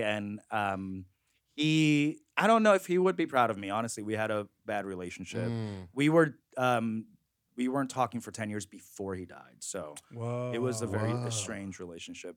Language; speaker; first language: English; early bilingual, other home language; Korean